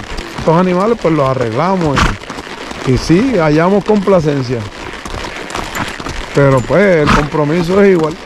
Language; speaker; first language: Spanish; native; Spanish